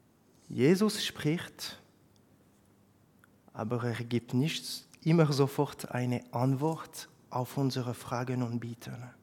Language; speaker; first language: German; non-native, fluent; French